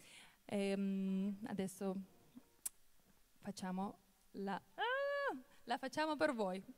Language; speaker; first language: Italian; non-native, fluent; Russian